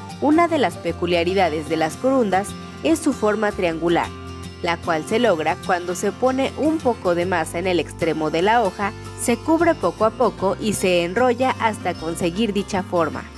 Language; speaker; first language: Spanish; native; Spanish